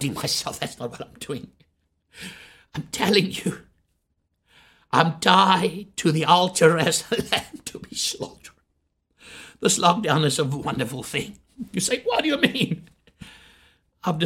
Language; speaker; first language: English; non-native, local second language; Afrikaans